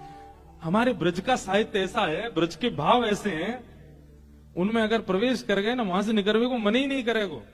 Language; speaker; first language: Hindi; native; Hindi